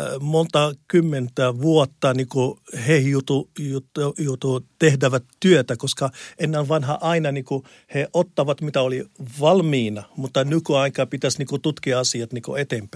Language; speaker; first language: Finnish; non-native, learner; Arabic